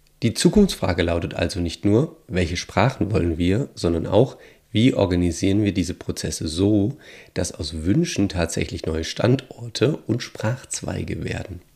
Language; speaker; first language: German; native; German